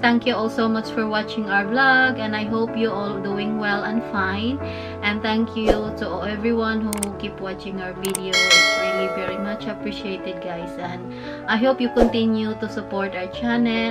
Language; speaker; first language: English; non-native, local second language; Filipino